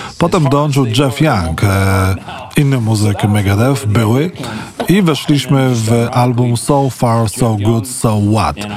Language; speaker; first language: Polish; native; Polish